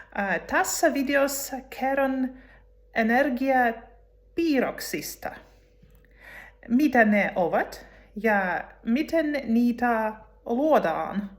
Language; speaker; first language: Finnish; non-native, learner; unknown